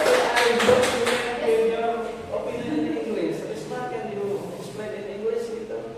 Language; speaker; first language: English; non-native, learner; Indonesian